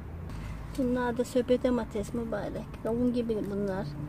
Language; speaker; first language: Turkish; native; Turkish